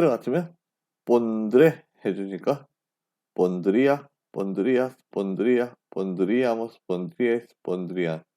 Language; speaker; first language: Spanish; non-native, fluent; Korean